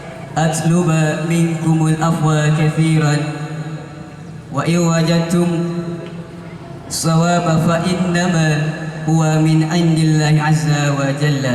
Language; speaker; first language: Arabic; non-native, learner; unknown